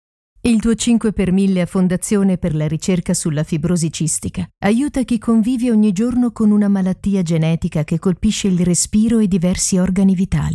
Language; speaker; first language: Italian; native; Italian